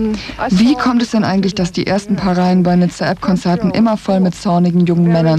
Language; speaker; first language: German; native; German